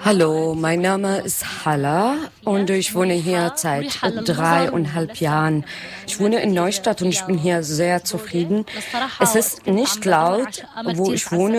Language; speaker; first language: German; non-native, learner; Arabic